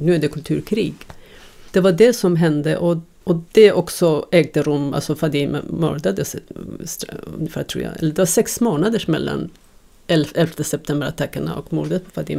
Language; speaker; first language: Swedish; non-native, fluent; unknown